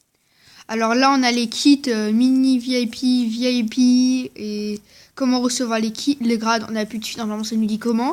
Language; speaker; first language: French; native; French